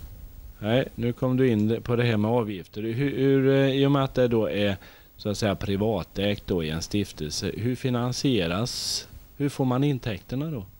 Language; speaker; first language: Swedish; native; Swedish